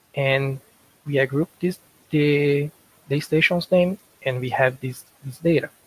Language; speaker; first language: English; non-native, learner; Portuguese